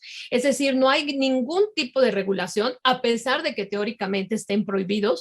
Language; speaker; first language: Spanish; native; Spanish